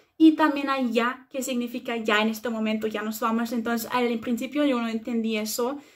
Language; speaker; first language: Spanish; non-native, fluent; German